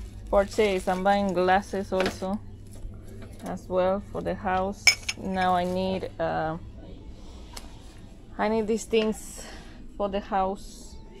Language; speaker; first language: English; non-native, fluent; Spanish